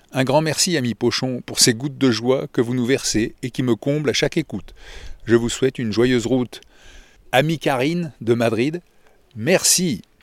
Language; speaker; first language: French; native; French